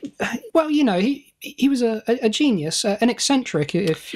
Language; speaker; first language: English; native; English